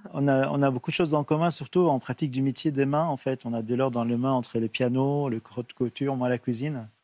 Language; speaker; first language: French; non-native, fluent; Arabic